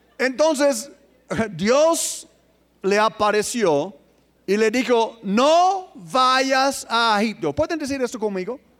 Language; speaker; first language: Spanish; non-native, fluent; English